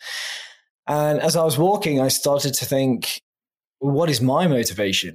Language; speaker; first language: English; native; English